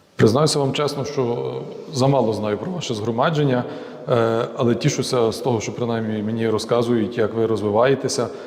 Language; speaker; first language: Ukrainian; native; Ukrainian